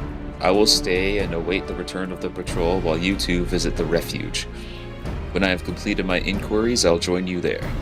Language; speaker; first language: English; native; English